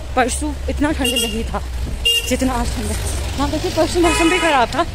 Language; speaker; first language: Hindi; native; Hindi